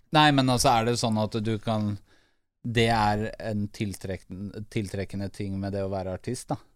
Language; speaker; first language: Norwegian; native; Norwegian